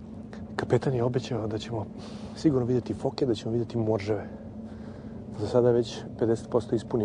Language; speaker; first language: Serbian; native; Serbian